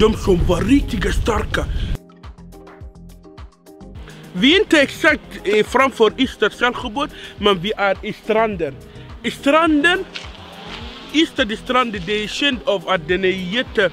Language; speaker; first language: Swedish; non-native, fluent; Arabic